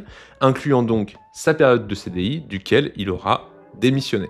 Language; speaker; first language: French; native; French